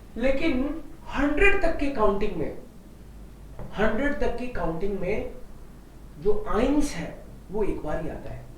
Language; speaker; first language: Hindi; native; Hindi